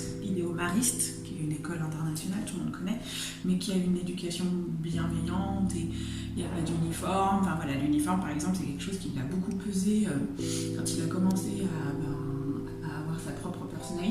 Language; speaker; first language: French; native; French